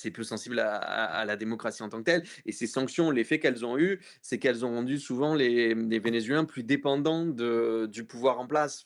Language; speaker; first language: French; native; French